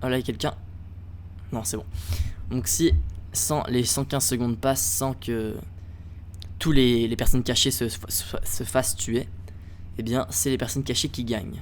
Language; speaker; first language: French; native; French